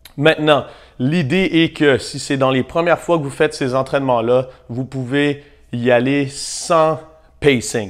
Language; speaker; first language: French; native; French